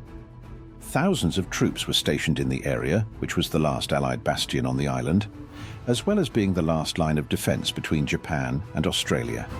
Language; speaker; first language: English; native; English